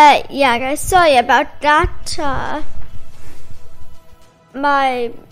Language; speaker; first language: English; native; English